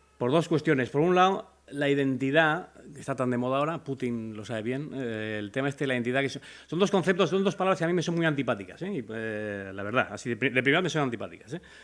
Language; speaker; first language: Spanish; native; Spanish